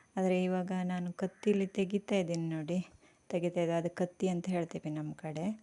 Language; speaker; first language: Kannada; native; Kannada